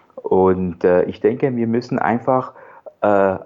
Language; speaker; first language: German; non-native, fluent; Persian